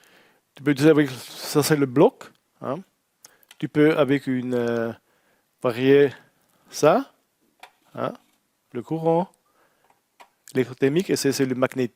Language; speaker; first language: French; non-native, learner; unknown